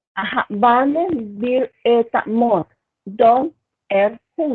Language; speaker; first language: Swedish; non-native, learner; Spanish